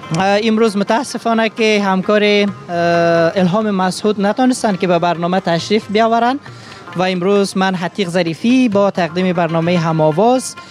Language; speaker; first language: Persian; native; Persian